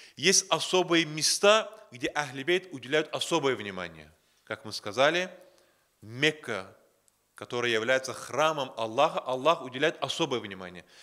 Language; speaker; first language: Russian; non-native, local second language; Azerbaijani